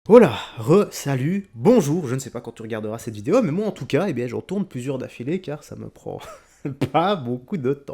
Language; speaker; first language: French; native; French